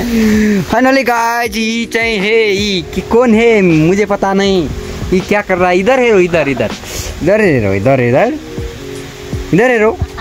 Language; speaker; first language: Hindi; non-native, learner; Nepali